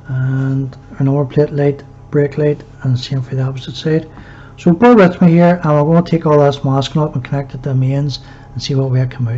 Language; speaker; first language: English; native; English